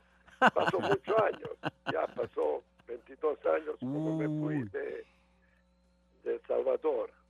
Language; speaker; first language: Spanish; non-native, learner; Serbian